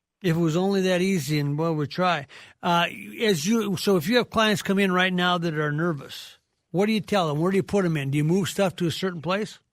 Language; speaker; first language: English; native; English